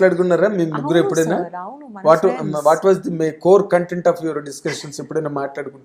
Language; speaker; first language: Telugu; native; Telugu